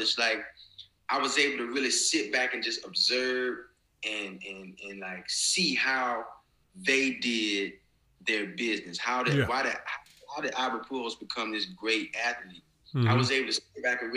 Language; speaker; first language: English; native; English